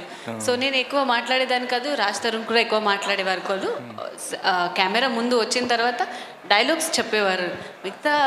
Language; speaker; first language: Telugu; non-native, fluent; Marathi